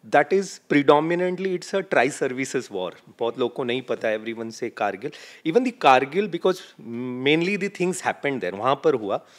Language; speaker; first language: Hindi; non-native, local second language; Malayalam